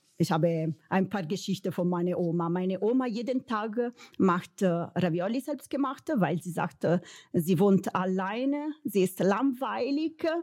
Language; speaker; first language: German; non-native, fluent; Italian